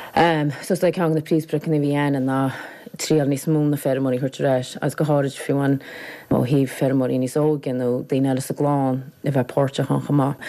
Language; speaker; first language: Irish; native; Irish